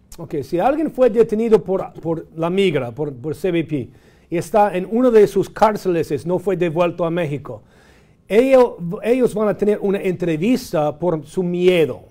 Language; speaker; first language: Spanish; non-native, fluent; English